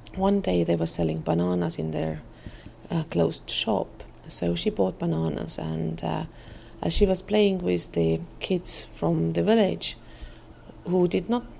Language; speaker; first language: English; non-native, fluent; Estonian